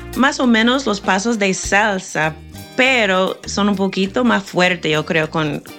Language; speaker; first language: Spanish; non-native, fluent; English